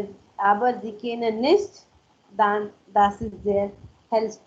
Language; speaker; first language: German; non-native, learner; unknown